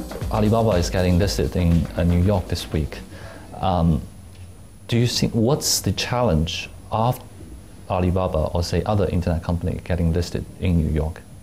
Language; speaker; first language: English; non-native, fluent; Chinese